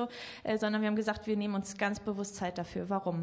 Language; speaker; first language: German; native; German